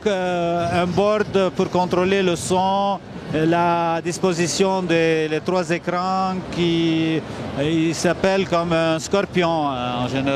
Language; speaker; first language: French; non-native, fluent; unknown